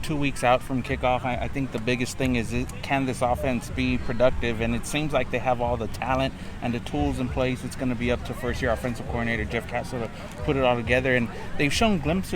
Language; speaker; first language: English; native; English